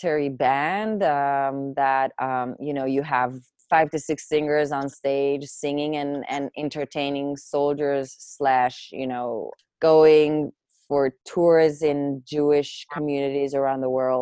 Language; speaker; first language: English; non-native, fluent; Hebrew